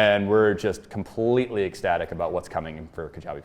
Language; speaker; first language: English; native; English